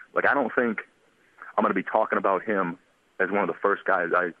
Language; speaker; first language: English; native; English